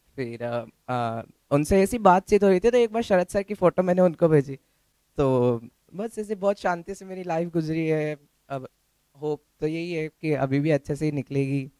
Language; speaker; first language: Hindi; native; Hindi